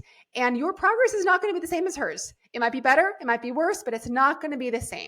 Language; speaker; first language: English; native; English